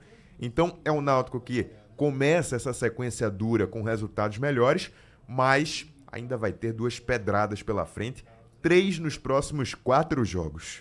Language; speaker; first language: Portuguese; native; Portuguese